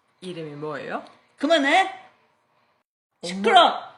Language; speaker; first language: Korean; non-native, learner; Turkish